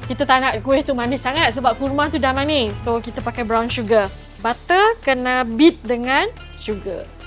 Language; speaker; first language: Malay; native; Malay